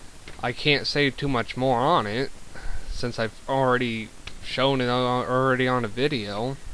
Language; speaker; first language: English; native; English